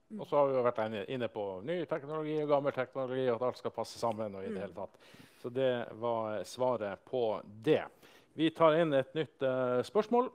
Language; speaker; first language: Norwegian; native; Norwegian